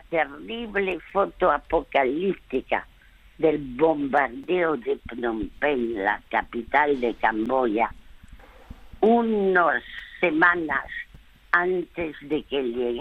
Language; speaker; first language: Spanish; early bilingual, other home language; French